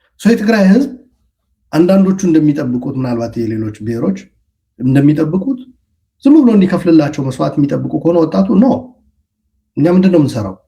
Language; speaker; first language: Amharic; non-native, local second language; Tigrinya